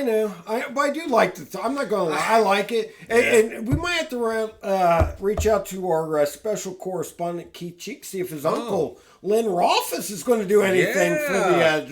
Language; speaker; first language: English; native; English